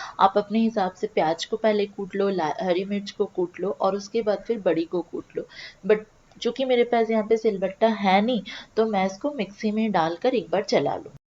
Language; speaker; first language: Hindi; non-native, local second language; Bangla